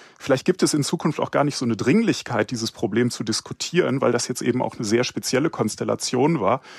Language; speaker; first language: German; native; German